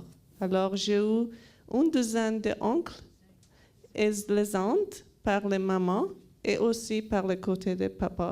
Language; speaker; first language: French; non-native, learner; Persian